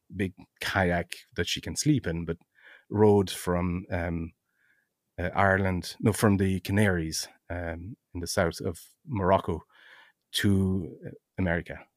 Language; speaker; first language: English; non-native, fluent; French